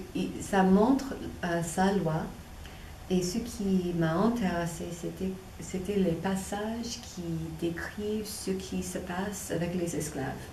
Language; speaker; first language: French; non-native, fluent; English